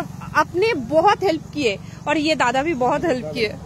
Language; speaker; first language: Hindi; non-native, local second language; Bangla